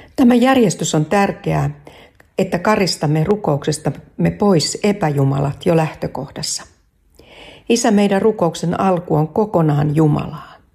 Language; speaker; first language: Finnish; native; Finnish